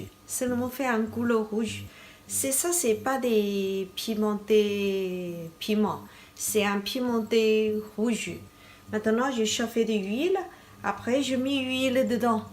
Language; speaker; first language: French; non-native, learner; Thai